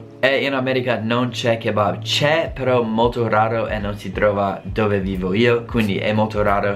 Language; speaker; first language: Italian; non-native, fluent; English